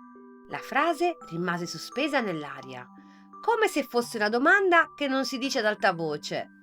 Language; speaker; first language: Italian; native; Italian